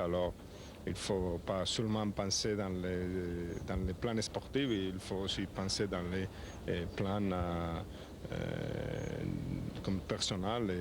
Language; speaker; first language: French; non-native, learner; Spanish